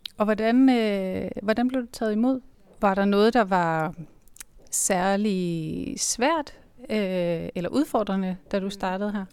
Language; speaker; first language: Danish; native; Danish